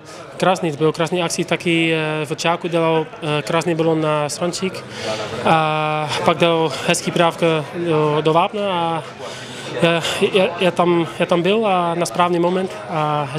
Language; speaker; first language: Czech; non-native, learner; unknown